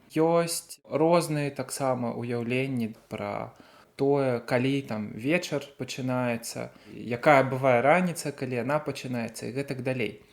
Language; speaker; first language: Belarusian; native; Belarusian